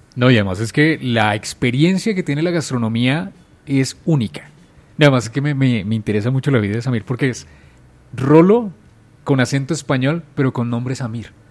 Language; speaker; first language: Spanish; native; Spanish